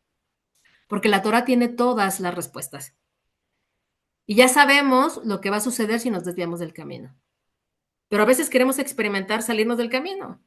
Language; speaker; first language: Spanish; native; Spanish